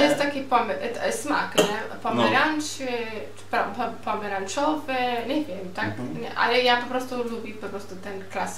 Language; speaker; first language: Polish; non-native, learner; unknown